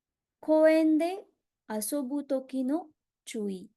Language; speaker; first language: Japanese; non-native, fluent; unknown